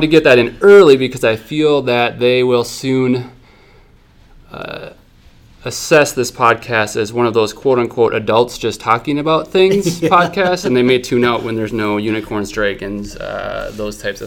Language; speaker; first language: English; native; English